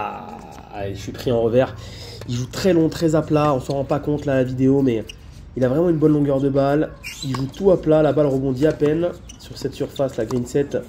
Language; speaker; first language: French; native; French